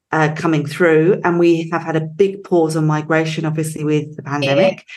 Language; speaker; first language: English; native; English